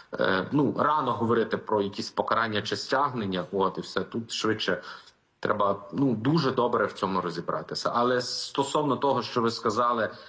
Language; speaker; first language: Ukrainian; native; Ukrainian